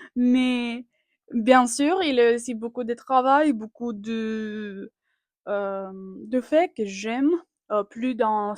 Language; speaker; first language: French; non-native, learner; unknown